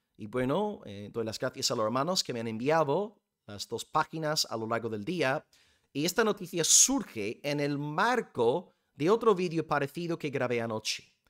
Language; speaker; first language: Spanish; non-native, fluent; English